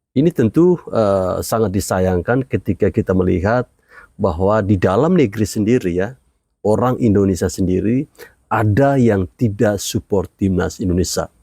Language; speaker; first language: Indonesian; native; Indonesian